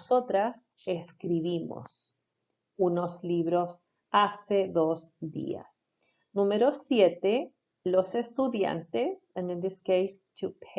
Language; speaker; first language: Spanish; non-native, fluent; English